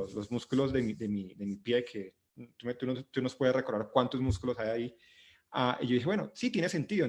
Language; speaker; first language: Spanish; native; Spanish